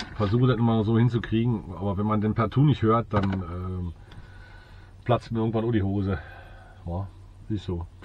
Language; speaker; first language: German; native; German